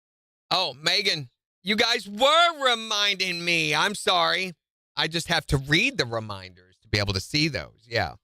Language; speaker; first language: English; native; English